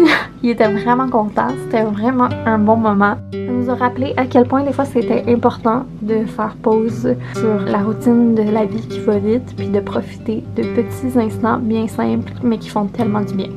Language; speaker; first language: French; native; French